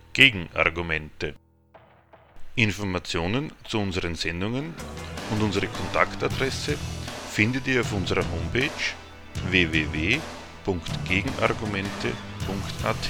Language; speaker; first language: German; native; German